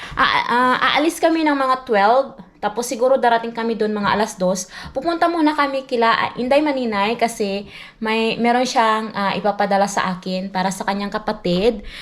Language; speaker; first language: Filipino; non-native, local second language; Cebuano